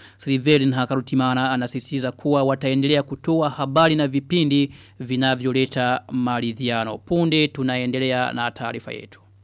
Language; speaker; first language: Swahili; non-native, local second language; Rundi